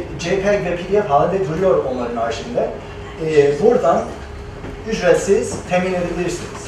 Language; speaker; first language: Turkish; non-native, fluent; English